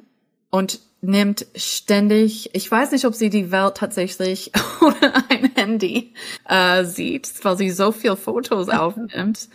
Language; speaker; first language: German; non-native, fluent; English